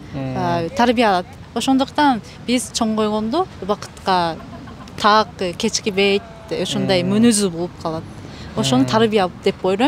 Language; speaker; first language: Kyrgyz; non-native, fluent; Japanese